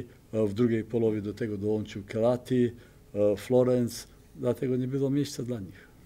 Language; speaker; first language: Polish; non-native, fluent; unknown